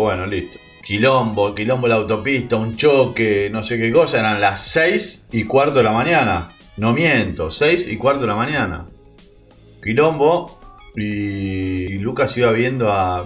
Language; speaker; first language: Spanish; native; Spanish